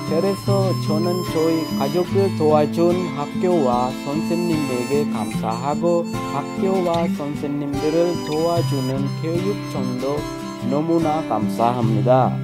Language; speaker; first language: Korean; non-native, fluent; Sinhala